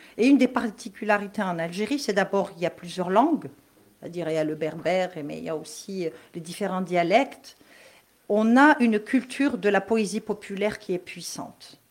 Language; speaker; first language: French; non-native, local second language; Kabyle